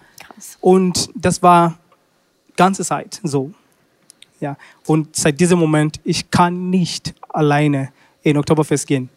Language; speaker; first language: German; non-native, learner; Swahili